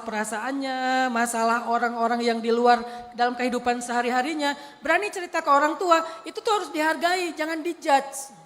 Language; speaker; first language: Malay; non-native, local second language; Achinese